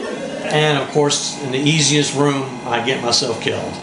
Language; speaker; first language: English; native; English